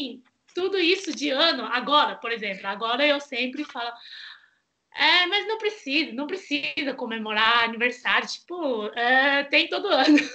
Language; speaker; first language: Portuguese; non-native, fluent; Chinese